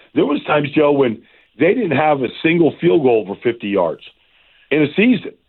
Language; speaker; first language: English; native; English